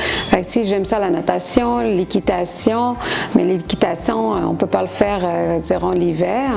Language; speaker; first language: French; non-native, local second language; Arabic